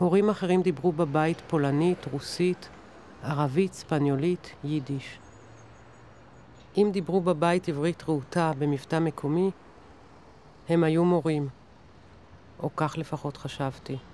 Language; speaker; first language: Hebrew; non-native, local second language; German